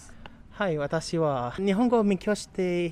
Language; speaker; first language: Japanese; non-native, learner; Arabic